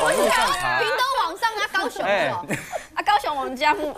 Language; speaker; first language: Chinese; native; Chinese